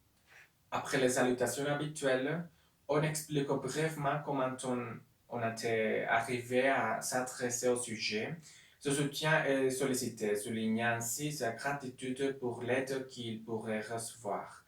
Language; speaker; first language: French; non-native, learner; Spanish